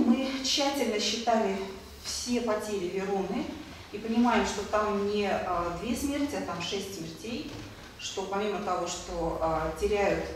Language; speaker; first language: Russian; native; Russian